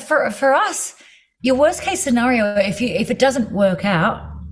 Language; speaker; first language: English; native; English